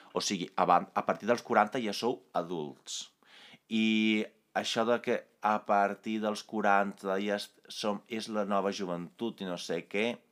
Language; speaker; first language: Catalan; non-native, fluent; Italian